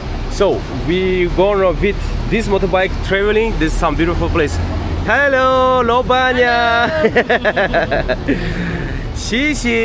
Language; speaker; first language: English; non-native, learner; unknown